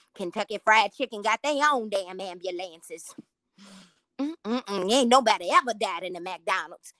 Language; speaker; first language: English; native; English